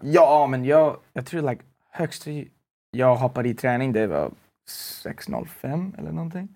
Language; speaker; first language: Swedish; non-native, fluent; English